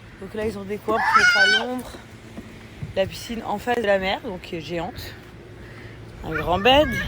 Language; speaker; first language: French; early bilingual, other home language; English